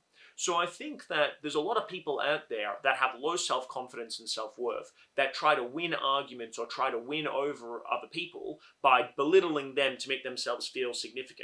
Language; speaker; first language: English; native; English